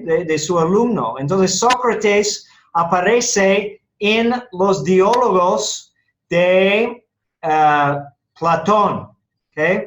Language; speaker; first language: Spanish; non-native, fluent; English